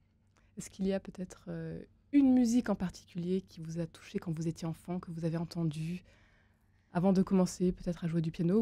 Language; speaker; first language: French; native; French